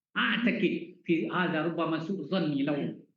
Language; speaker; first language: Arabic; non-native, fluent; Malay